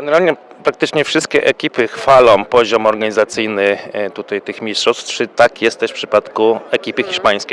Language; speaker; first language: Polish; native; Polish